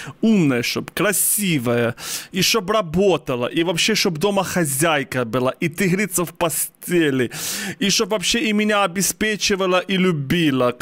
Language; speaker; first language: Russian; native; Russian